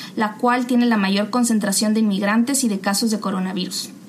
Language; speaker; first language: Spanish; native; Spanish